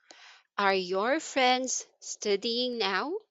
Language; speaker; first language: English; non-native, local second language; Filipino